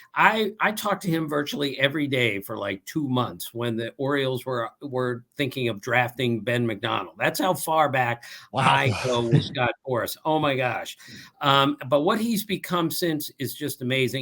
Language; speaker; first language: English; native; English